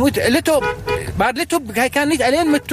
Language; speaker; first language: Dutch; non-native, learner; Arabic